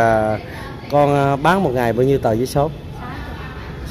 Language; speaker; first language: Vietnamese; native; Vietnamese